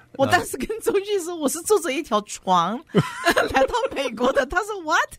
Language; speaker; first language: Chinese; native; Chinese